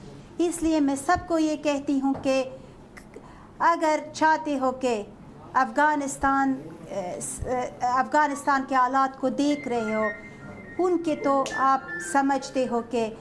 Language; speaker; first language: Hindi; non-native, fluent; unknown